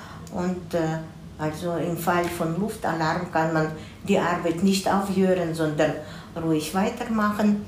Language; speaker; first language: German; non-native, fluent; Russian